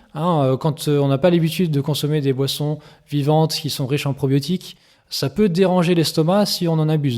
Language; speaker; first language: French; native; French